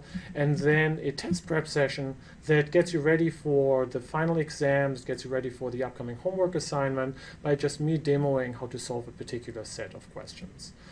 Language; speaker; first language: English; non-native, fluent; German